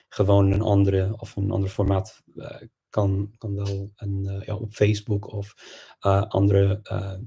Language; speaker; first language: Dutch; non-native, fluent; English